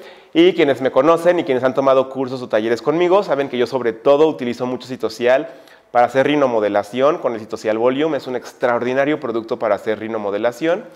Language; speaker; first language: Spanish; native; Spanish